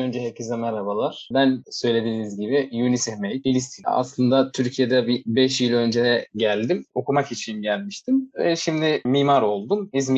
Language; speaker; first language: Turkish; non-native, fluent; Arabic